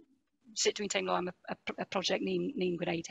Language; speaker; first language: Welsh; non-native, fluent; English